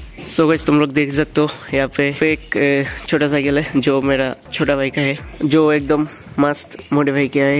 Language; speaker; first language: Hindi; non-native, local second language; Bangla